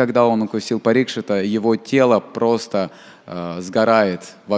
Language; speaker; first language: Russian; native; Russian